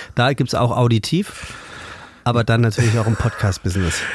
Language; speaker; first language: German; native; German